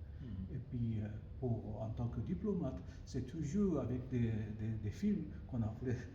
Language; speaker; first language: French; non-native, learner; Japanese